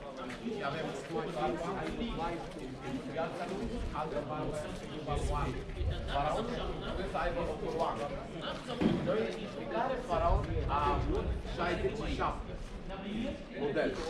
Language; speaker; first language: Romanian; non-native, learner; Arabic